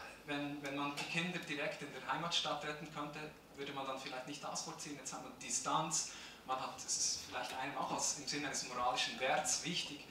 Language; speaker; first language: German; native; German